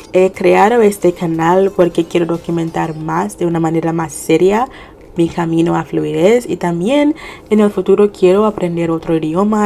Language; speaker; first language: Spanish; non-native, fluent; English